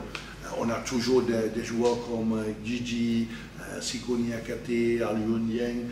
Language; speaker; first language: French; non-native, fluent; Dutch